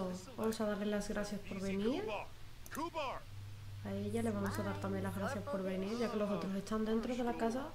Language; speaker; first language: Spanish; native; Spanish